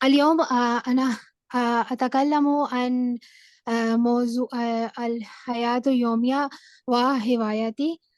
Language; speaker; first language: Arabic; non-native, learner; Urdu